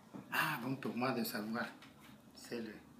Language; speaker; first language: French; non-native, learner; Spanish